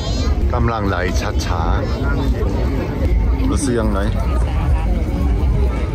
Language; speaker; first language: Thai; non-native, learner; Korean